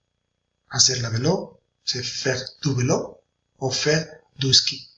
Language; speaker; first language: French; non-native, fluent; Spanish